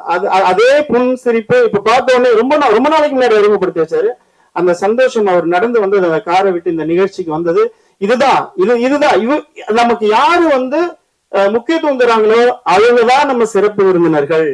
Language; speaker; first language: Tamil; native; Tamil